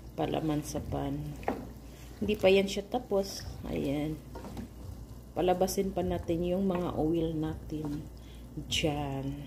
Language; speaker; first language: Filipino; non-native, local second language; Cebuano